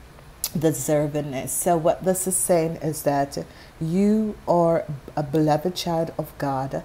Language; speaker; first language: English; non-native, fluent; Dutch